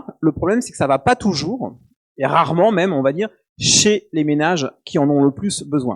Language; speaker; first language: French; native; French